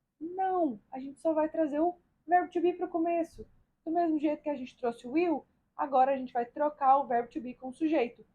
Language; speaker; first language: Portuguese; native; Portuguese